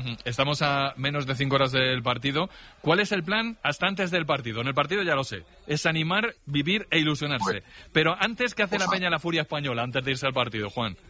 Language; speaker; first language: Spanish; native; Spanish